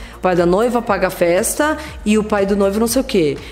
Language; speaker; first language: Portuguese; native; Portuguese